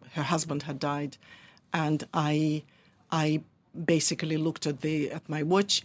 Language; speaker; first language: English; early bilingual, other home language; Russian